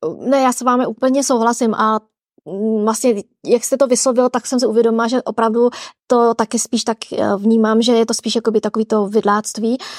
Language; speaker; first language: Czech; early bilingual, other home language; Vietnamese